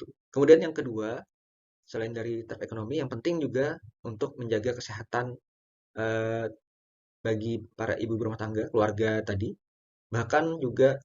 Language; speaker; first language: Indonesian; native; Indonesian